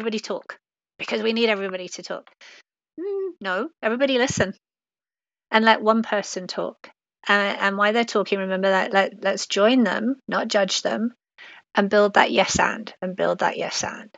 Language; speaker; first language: English; native; English